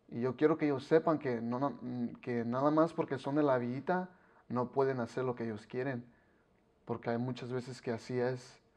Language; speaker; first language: Spanish; early bilingual, heritage; Spanish